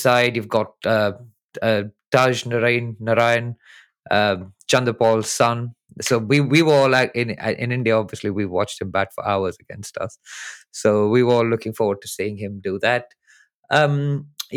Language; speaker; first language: English; non-native, local second language; Hindi